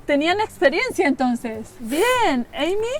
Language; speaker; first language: Spanish; native; Spanish